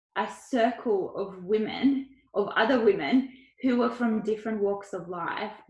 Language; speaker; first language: English; early bilingual, other home language; Ukrainian